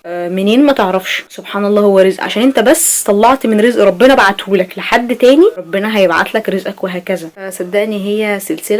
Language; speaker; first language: Arabic; native; Arabic